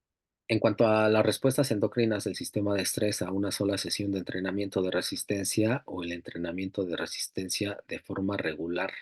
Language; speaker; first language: Spanish; native; Spanish